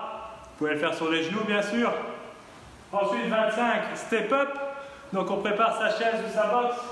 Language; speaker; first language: French; native; French